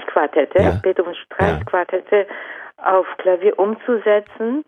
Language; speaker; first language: German; non-native, fluent; Japanese